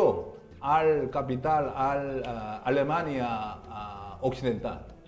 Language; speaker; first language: Spanish; non-native, learner; Korean